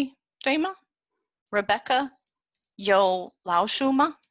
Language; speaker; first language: Chinese; non-native, fluent; English